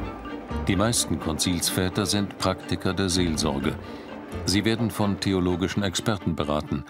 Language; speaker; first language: German; native; German